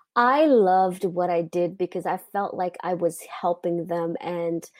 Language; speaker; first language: English; non-native, fluent; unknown